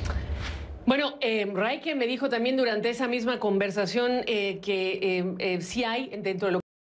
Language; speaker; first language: Spanish; native; Spanish